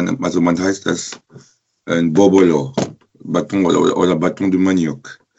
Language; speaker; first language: German; non-native, local second language; French